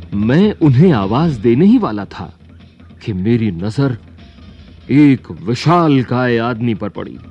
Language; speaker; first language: Hindi; native; Hindi